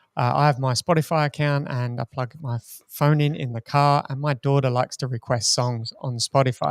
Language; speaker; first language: English; native; English